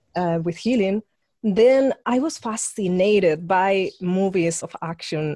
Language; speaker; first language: English; non-native, fluent; Spanish